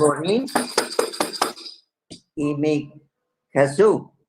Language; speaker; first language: Spanish; non-native, fluent; English